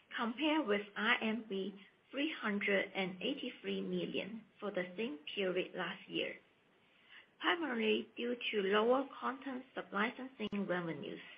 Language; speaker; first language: English; non-native, fluent; Chinese